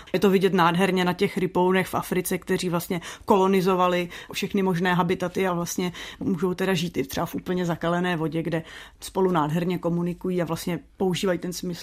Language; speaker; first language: Czech; native; Czech